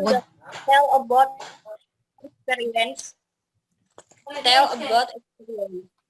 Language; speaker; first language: English; non-native, learner; Indonesian